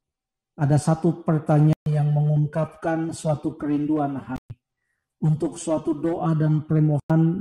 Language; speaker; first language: Indonesian; native; Indonesian